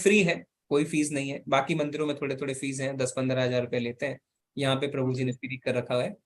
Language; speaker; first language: Hindi; native; Hindi